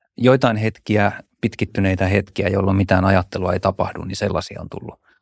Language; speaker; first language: Finnish; native; Finnish